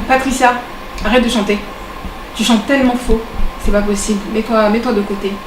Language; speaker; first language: French; native; French